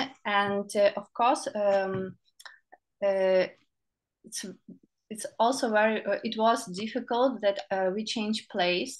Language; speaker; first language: English; non-native, learner; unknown